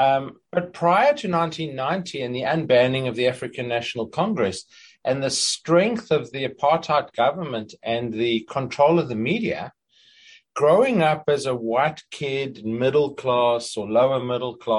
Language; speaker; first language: English; native; English